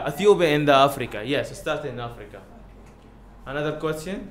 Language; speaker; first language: English; non-native, learner; Arabic